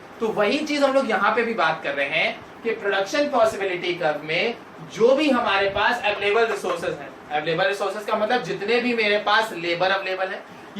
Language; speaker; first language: Hindi; native; Hindi